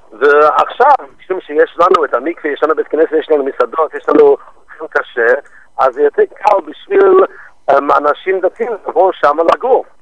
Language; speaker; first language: Hebrew; non-native, fluent; English